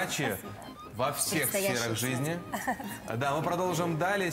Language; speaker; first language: Russian; native; Russian